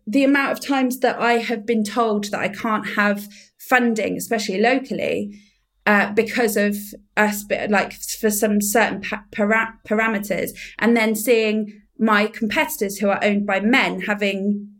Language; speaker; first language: English; native; English